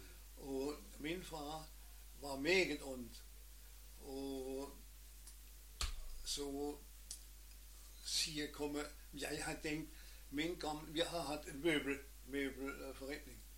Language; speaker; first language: Danish; non-native, learner; German